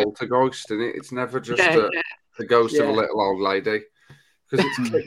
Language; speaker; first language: English; native; English